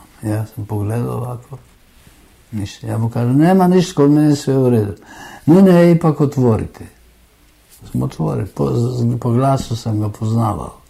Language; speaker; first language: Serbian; non-native, fluent; German